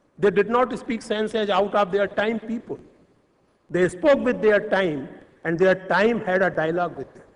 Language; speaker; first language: English; non-native, local second language; Hindi